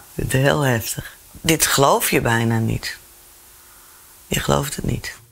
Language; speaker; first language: Dutch; native; Dutch